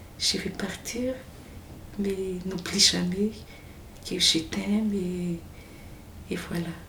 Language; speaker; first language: French; non-native, local second language; Malagasy